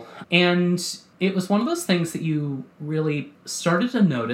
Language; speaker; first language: English; native; English